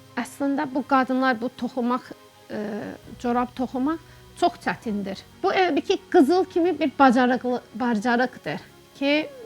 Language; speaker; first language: Azerbaijani; non-native, fluent; English